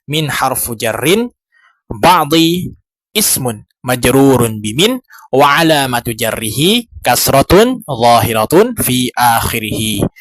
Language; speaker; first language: Arabic; non-native, learner; Indonesian